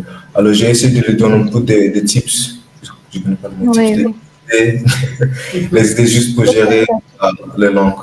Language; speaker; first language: French; non-native, learner; English